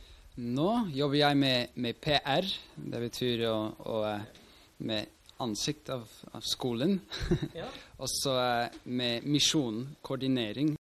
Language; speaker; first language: Norwegian; non-native, fluent; Swiss German